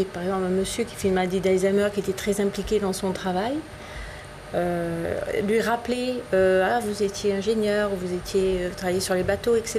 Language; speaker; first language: French; native; French